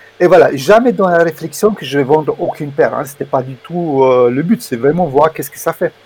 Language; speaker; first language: French; non-native, fluent; Romanian